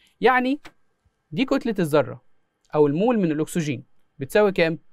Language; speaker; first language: Arabic; native; Arabic